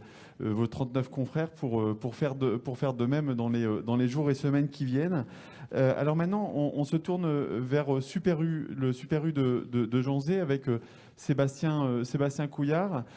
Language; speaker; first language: French; native; French